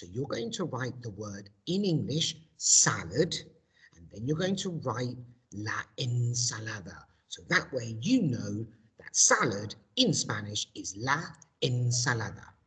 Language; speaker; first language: English; native; English